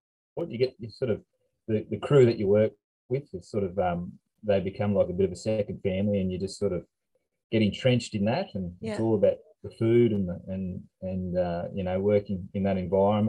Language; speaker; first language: English; native; English